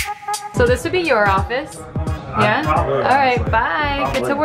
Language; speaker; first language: English; native; English